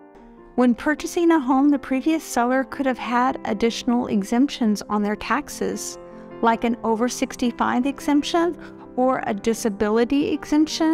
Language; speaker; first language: English; native; English